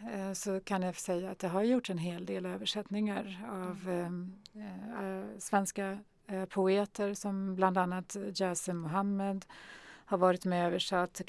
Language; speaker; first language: Swedish; early bilingual, other home language; Arabic